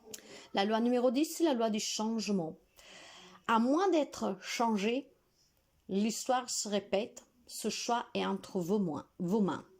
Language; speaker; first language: French; non-native, fluent; Italian